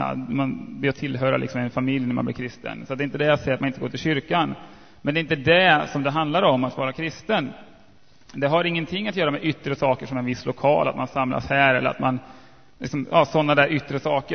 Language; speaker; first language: Swedish; native; Swedish